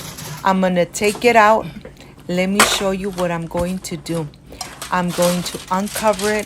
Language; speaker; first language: English; non-native, fluent; Spanish